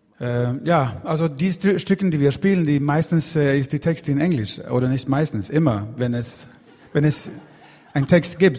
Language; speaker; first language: German; non-native, learner; Swedish